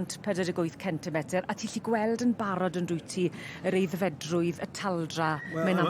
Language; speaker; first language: Welsh; native; Welsh